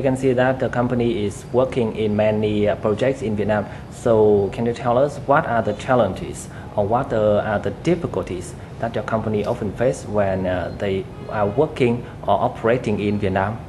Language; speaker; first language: English; non-native, fluent; Vietnamese